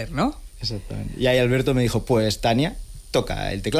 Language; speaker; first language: Spanish; native; Spanish